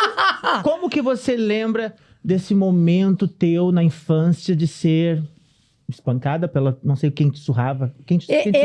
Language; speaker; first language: Portuguese; native; Portuguese